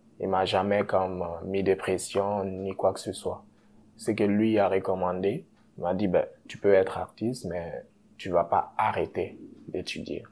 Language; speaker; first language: French; non-native, local second language; Susu